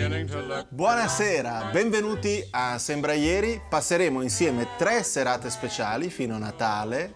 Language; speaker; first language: Italian; native; Italian